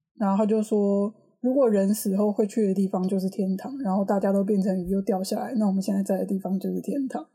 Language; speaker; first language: Chinese; native; Chinese